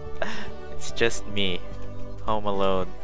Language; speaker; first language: English; non-native, learner; Korean